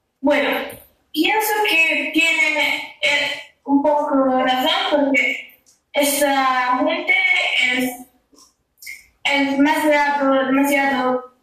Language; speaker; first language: Spanish; non-native, learner; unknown